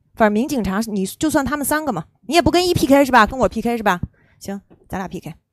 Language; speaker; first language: Chinese; native; Chinese